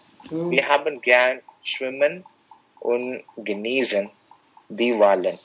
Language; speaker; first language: German; non-native, learner; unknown